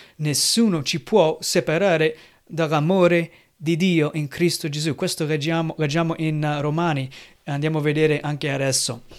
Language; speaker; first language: Italian; non-native, fluent; English